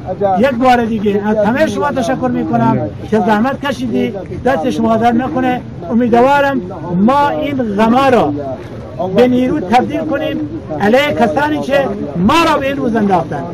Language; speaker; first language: Persian; non-native, local second language; Central Kurdish